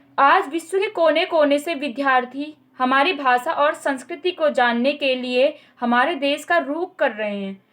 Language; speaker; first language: Hindi; native; Hindi